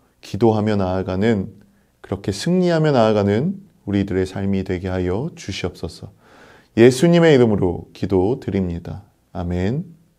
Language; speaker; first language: Korean; native; Korean